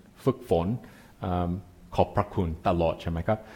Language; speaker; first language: Thai; non-native, fluent; English